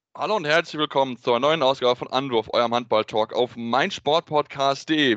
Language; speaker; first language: German; native; German